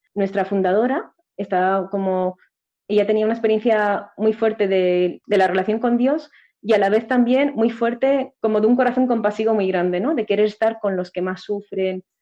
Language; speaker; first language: Spanish; native; Spanish